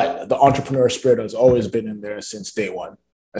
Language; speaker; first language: English; non-native, local second language; Yoruba